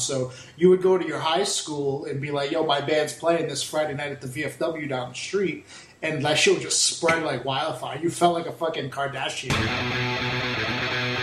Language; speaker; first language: English; native; English